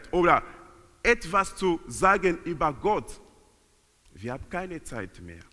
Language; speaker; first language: German; non-native, learner; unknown